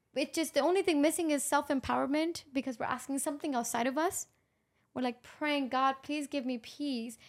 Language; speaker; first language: English; non-native, local second language; Urdu